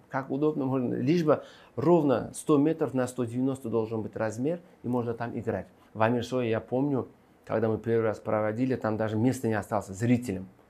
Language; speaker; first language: Russian; non-native, local second language; Uzbek